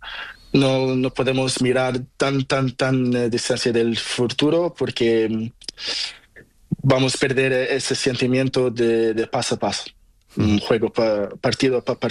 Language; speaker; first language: Spanish; non-native, learner; Portuguese